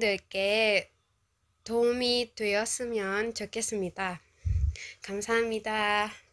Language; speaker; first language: Korean; non-native, learner; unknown